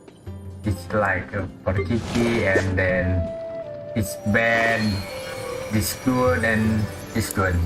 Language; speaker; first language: English; non-native, learner; Indonesian